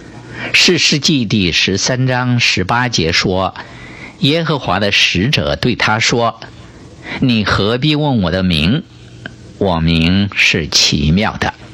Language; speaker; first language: Chinese; native; Chinese